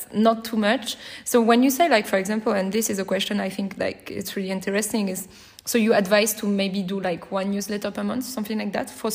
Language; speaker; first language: English; non-native, fluent; French